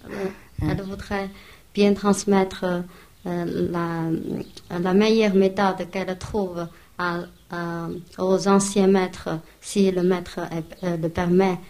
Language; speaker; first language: French; non-native, fluent; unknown